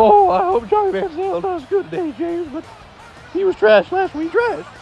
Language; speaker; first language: English; native; English